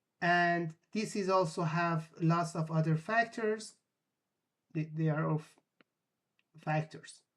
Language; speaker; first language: English; non-native, fluent; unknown